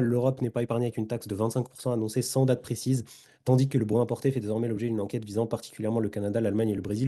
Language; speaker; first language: French; native; French